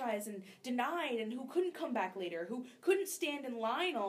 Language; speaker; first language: English; native; English